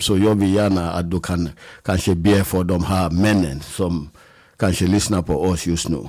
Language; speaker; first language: Swedish; non-native, fluent; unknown